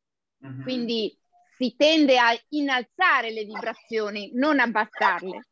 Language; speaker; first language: Italian; native; Italian